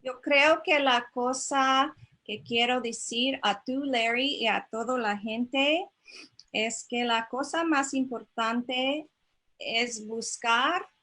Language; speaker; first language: Spanish; non-native, learner; English